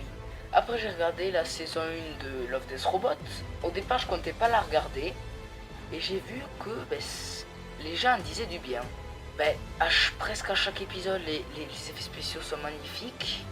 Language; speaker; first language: French; native; French